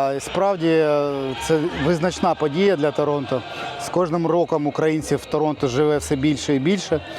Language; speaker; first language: Ukrainian; native; Ukrainian